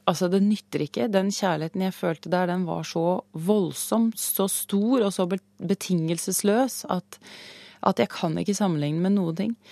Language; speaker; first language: Norwegian; native; Norwegian